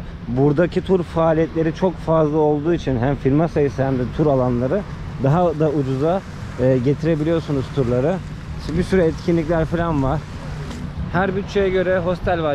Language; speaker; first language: Turkish; native; Turkish